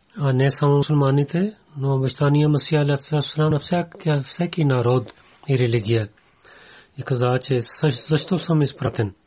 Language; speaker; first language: Bulgarian; non-native, learner; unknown